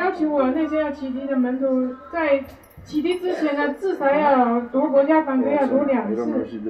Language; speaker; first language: Chinese; native; Chinese